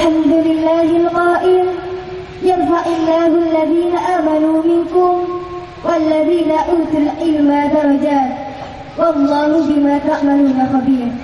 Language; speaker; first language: Arabic; non-native, learner; Indonesian